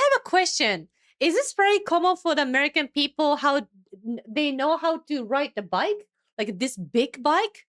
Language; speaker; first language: English; non-native, fluent; Japanese